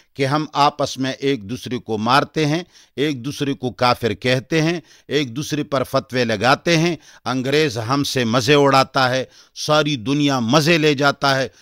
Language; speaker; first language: Urdu; non-native, local second language; Pashto